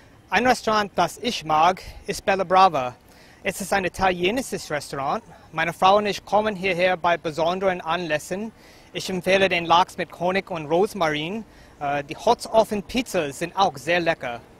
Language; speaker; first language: German; non-native, fluent; English